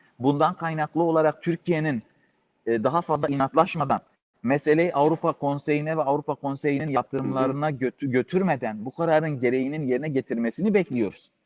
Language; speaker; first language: Turkish; native; Turkish